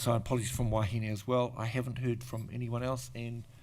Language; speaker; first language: English; native; English